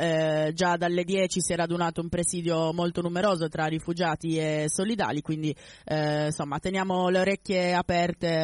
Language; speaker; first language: Italian; native; Italian